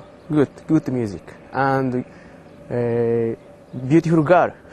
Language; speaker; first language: English; non-native, learner; Japanese